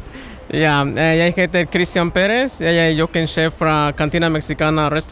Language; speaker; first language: Norwegian; non-native, learner; Spanish